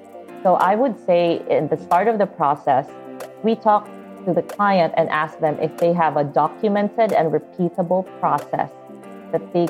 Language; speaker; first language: English; non-native, local second language; Cebuano